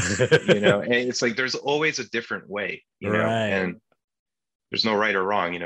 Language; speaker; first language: English; non-native, fluent; Turkish